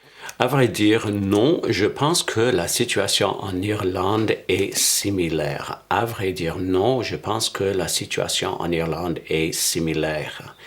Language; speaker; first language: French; non-native, fluent; English